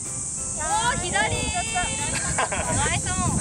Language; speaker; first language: Japanese; native; Japanese